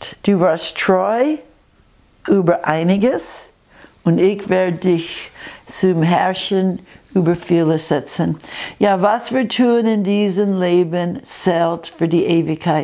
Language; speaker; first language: German; non-native, fluent; English